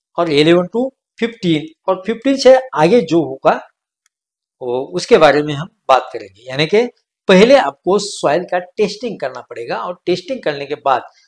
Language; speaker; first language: Hindi; non-native, local second language; Marathi